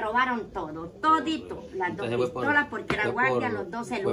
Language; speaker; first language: Spanish; native; Spanish